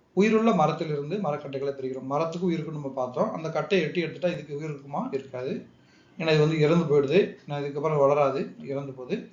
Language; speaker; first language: Tamil; native; Tamil